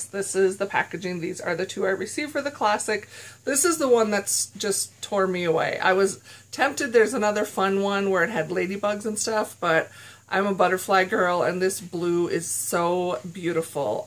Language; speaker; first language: English; native; English